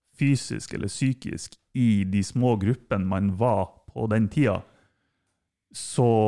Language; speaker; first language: Norwegian; non-native, fluent; German